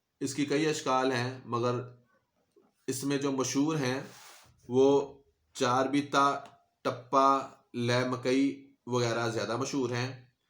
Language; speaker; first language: Urdu; non-native, local second language; Punjabi